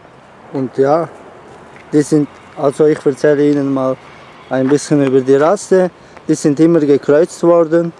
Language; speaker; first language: German; non-native, learner; Turkish